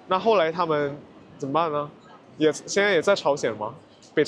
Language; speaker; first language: Chinese; non-native, fluent; Indonesian